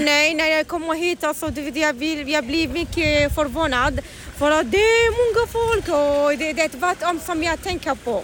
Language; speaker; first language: Swedish; non-native, learner; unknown